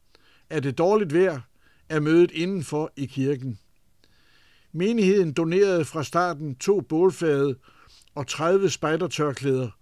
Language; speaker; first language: Danish; native; Danish